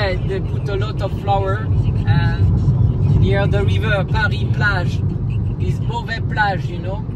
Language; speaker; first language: English; non-native, learner; French